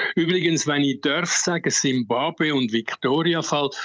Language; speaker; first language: German; native; German